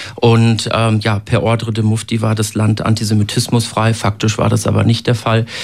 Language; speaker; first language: German; native; German